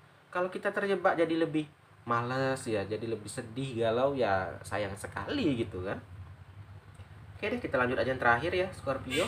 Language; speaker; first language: Indonesian; native; Indonesian